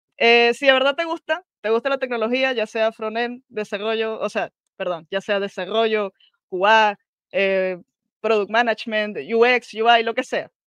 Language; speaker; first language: Spanish; native; Spanish